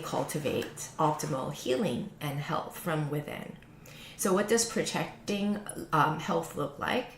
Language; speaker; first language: English; native; English